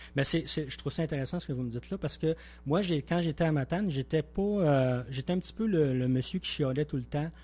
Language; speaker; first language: French; native; French